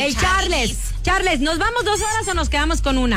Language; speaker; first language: Spanish; native; Spanish